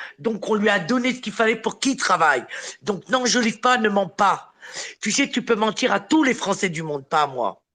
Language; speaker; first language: French; early bilingual, other home language; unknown